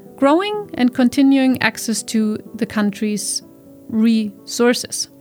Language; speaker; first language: English; non-native, fluent; German